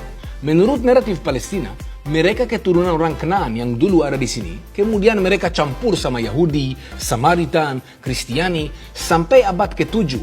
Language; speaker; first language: Indonesian; non-native, fluent; Hebrew